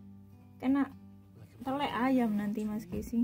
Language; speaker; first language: Indonesian; native; Indonesian